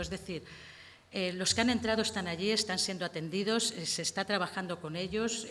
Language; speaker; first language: Spanish; native; Spanish